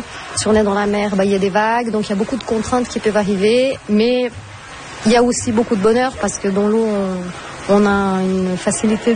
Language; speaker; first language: French; non-native, fluent; Portuguese